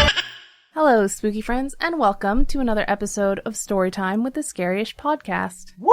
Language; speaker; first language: English; native; English